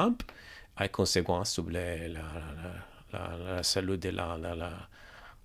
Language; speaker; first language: French; non-native, learner; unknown